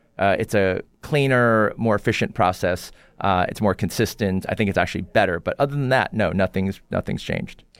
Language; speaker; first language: English; early bilingual, other home language; Korean